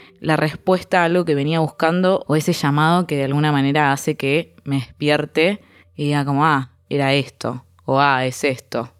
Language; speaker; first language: Spanish; native; Spanish